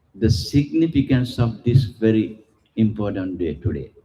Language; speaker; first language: English; non-native, local second language; Sinhala